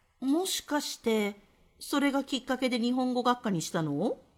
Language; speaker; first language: Japanese; native; Japanese